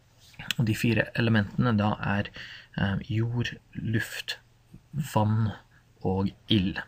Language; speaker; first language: Norwegian; non-native, fluent; English